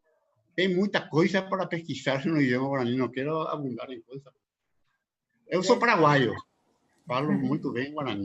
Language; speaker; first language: Portuguese; non-native, local second language; Spanish